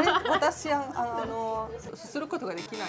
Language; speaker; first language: Japanese; non-native, fluent; Italian